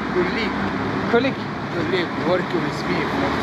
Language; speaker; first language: English; non-native, learner; Arabic